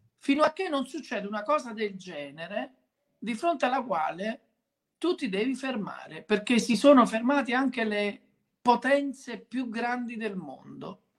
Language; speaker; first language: Italian; native; Italian